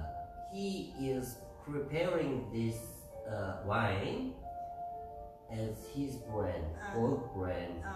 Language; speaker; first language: English; non-native, learner; Korean